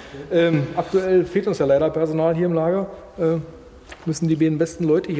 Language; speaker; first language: German; native; German